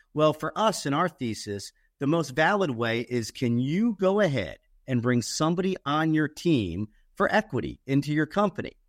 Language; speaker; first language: English; native; English